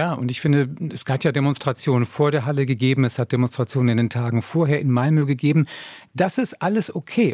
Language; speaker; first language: German; native; German